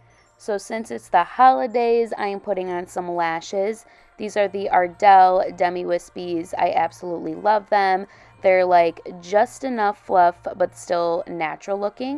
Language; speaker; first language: English; native; English